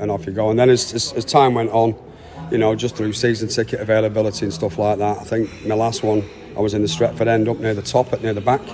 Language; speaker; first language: English; native; English